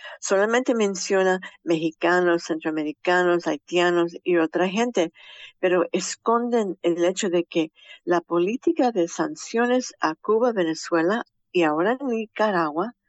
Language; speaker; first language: Spanish; early bilingual, heritage; Spanish